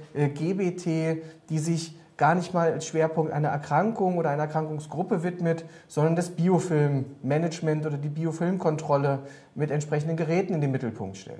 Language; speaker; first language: German; native; German